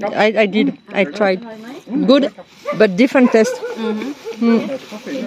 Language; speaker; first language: English; non-native, learner; French